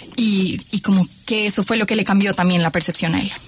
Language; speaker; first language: Spanish; native; Spanish